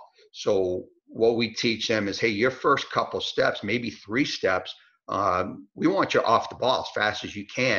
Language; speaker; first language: English; native; English